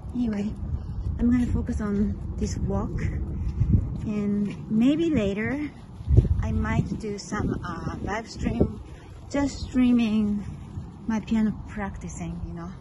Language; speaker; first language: English; non-native, fluent; Japanese